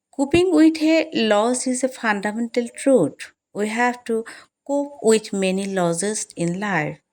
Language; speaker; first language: English; non-native, local second language; Assamese